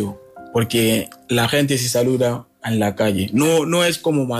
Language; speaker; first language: Spanish; non-native, fluent; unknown